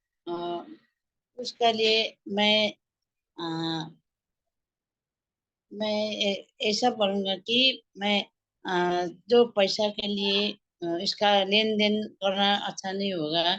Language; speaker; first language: Hindi; non-native, learner; Nepali